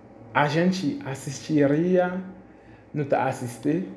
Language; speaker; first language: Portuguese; non-native, fluent; Haitian Creole